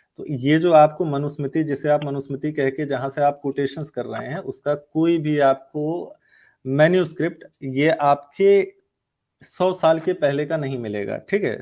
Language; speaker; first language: Hindi; native; Hindi